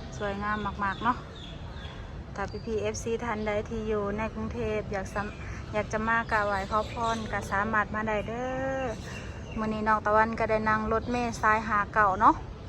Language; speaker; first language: Thai; native; Thai